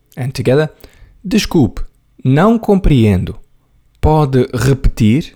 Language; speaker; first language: Portuguese; non-native, learner; English